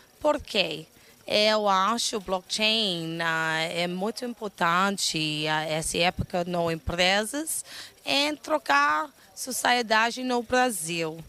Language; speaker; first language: Portuguese; non-native, learner; English